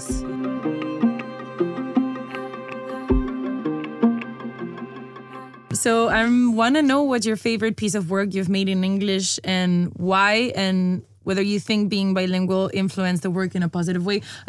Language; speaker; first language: English; non-native, fluent; Spanish